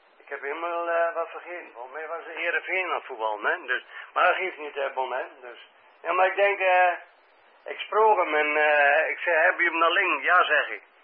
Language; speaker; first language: Dutch; native; Dutch